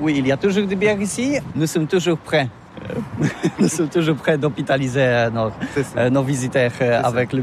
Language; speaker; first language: French; non-native, learner; Polish